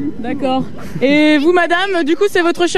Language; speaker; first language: French; native; French